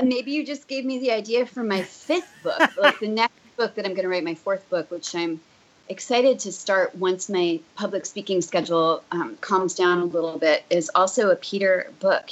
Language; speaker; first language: English; native; English